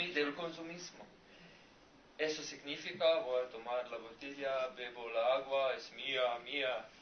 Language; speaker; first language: Spanish; non-native, learner; Slovenian